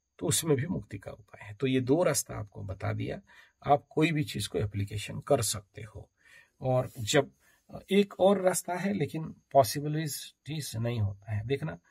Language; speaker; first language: Hindi; native; Hindi